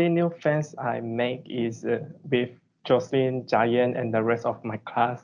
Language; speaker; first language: English; non-native, local second language; Chinese